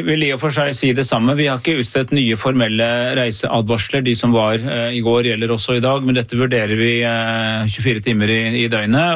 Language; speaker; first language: Norwegian; native; Norwegian